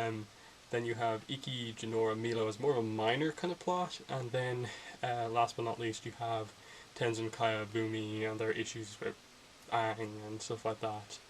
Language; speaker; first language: English; native; English